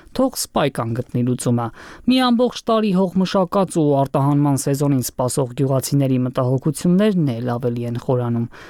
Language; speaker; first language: Armenian; native; Armenian